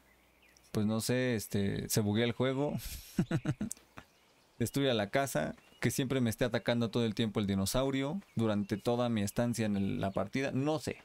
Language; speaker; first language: Spanish; native; Spanish